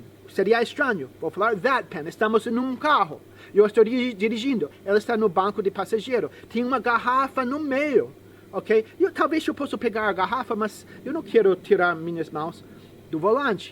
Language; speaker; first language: Portuguese; non-native, fluent; English